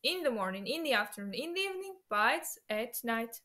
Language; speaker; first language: English; non-native, fluent; Armenian